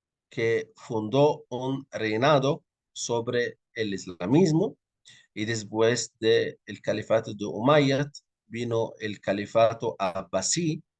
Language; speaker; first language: Spanish; non-native, fluent; Arabic